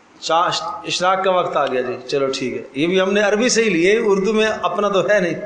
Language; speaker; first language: Urdu; native; Urdu